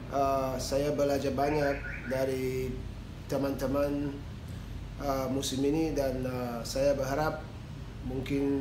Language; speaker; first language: Indonesian; non-native, fluent; English